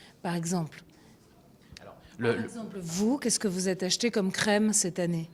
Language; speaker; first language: French; early bilingual, other home language; Italian